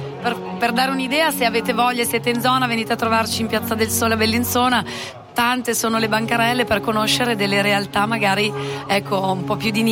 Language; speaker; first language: Italian; native; Italian